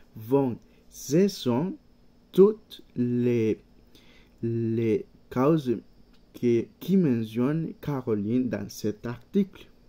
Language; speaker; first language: French; non-native, learner; Spanish